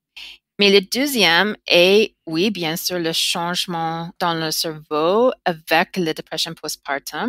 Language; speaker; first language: French; non-native, learner; English